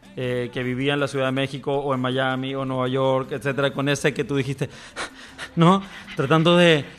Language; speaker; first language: Spanish; native; Spanish